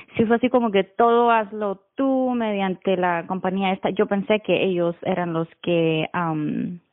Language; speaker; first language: Spanish; native; Spanish